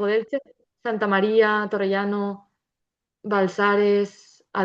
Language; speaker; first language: Spanish; native; Spanish